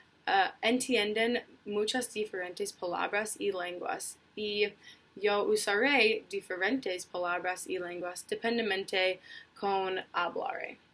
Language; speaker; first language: Spanish; non-native, learner; English